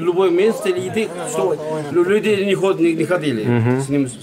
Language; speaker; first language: Russian; non-native, learner; Uzbek